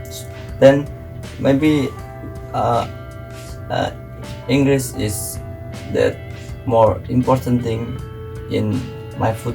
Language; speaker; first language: English; non-native, learner; Indonesian